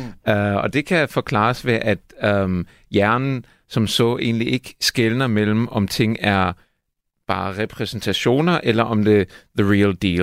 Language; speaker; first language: Danish; non-native, fluent; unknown